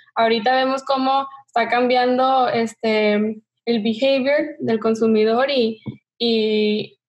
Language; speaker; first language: Spanish; native; Spanish